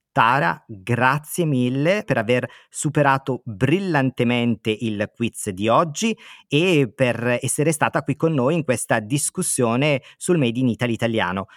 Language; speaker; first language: Italian; native; Italian